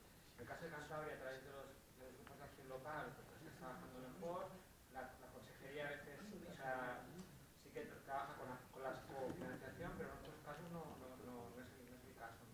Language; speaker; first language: Spanish; native; Spanish